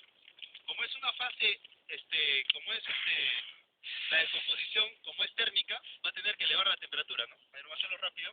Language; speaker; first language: Spanish; native; Spanish